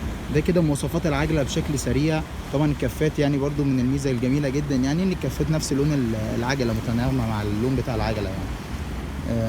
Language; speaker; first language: Arabic; native; Arabic